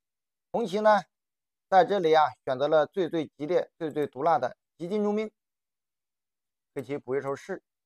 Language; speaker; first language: Chinese; native; Chinese